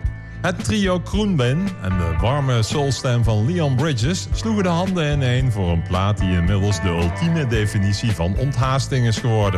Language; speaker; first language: Dutch; native; Dutch